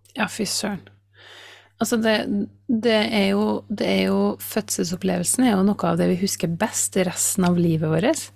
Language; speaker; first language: Norwegian; native; Norwegian